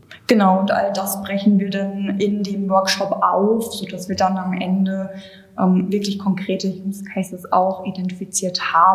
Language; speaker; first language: German; native; German